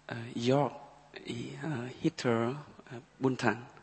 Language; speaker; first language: Swedish; non-native, learner; Khmer